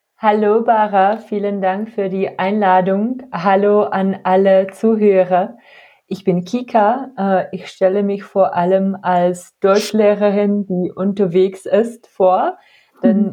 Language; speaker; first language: German; non-native, fluent; Czech